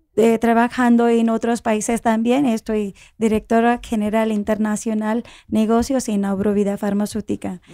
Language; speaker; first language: Spanish; non-native, fluent; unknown